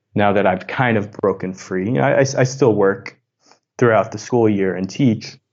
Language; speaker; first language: English; native; English